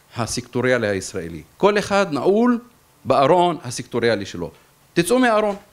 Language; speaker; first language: Hebrew; native; Hebrew